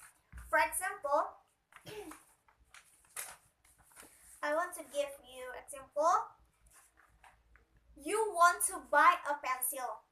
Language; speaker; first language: English; non-native, learner; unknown